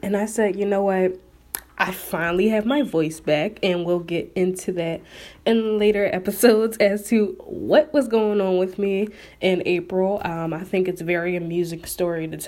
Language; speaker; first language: English; native; English